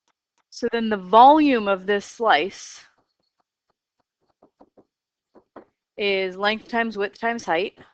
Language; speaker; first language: English; native; English